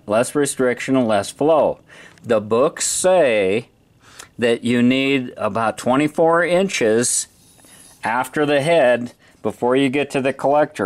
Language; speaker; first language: English; native; English